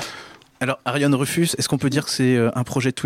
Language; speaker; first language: French; native; French